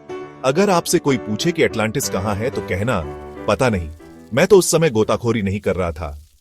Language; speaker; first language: Hindi; native; Hindi